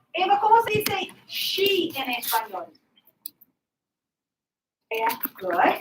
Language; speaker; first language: Spanish; non-native, fluent; English